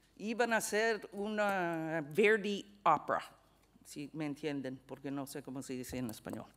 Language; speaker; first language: Spanish; non-native, fluent; English